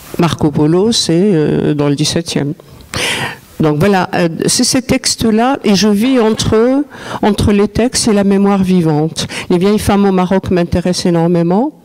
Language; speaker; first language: French; non-native, local second language; Arabic